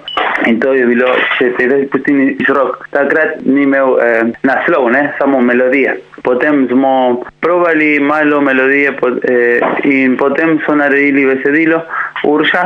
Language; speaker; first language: Slovenian; non-native, learner; Spanish